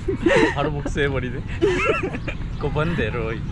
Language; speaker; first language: Vietnamese; non-native, learner; Korean